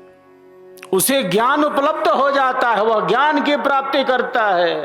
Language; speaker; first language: Hindi; native; Hindi